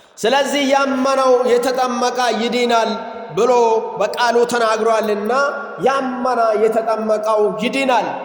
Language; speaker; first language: Amharic; non-native, local second language; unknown